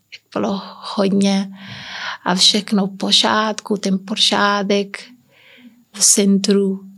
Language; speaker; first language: Czech; non-native, fluent; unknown